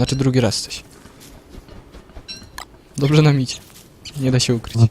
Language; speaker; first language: Polish; native; Polish